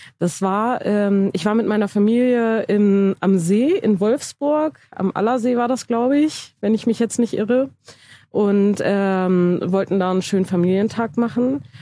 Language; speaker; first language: German; early bilingual, other home language; Turkish